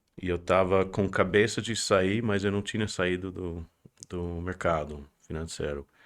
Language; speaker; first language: Portuguese; non-native, fluent; English